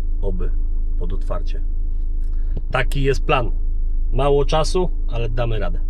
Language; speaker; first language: Polish; native; Polish